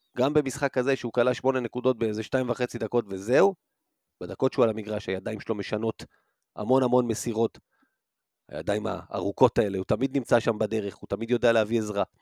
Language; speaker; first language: Hebrew; native; Hebrew